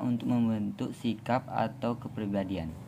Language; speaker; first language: Indonesian; native; Indonesian